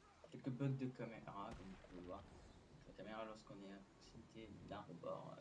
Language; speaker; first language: French; native; French